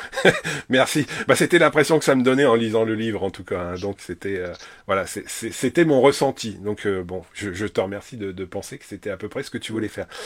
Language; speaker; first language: French; native; French